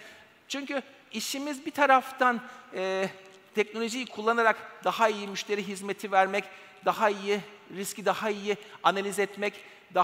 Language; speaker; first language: Turkish; native; Turkish